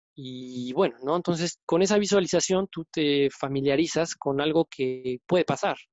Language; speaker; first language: Spanish; native; Spanish